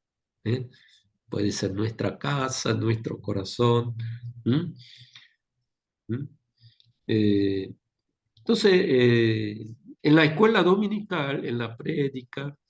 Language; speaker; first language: Spanish; non-native, fluent; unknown